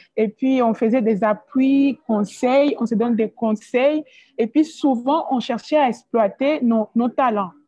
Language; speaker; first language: French; non-native, local second language; Swahili